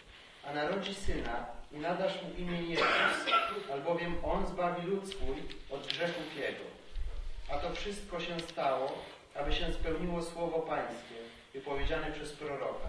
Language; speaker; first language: Polish; native; Polish